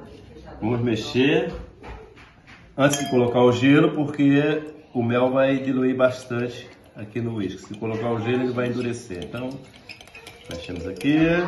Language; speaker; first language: Portuguese; native; Portuguese